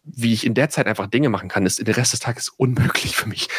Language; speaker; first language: German; native; German